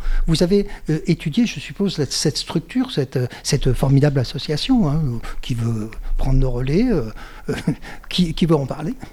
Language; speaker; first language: French; native; French